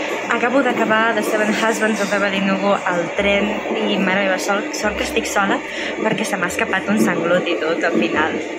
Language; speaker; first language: Catalan; native; Catalan